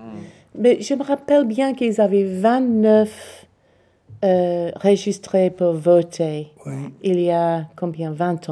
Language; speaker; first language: French; non-native, learner; English